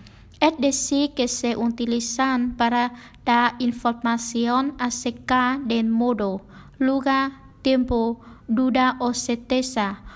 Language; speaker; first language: Spanish; non-native, learner; Vietnamese